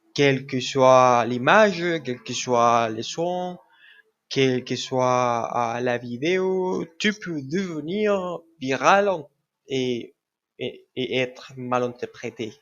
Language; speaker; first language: French; non-native, learner; Spanish